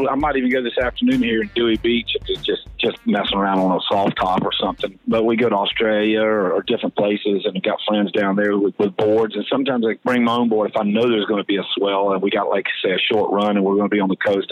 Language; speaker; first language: English; native; English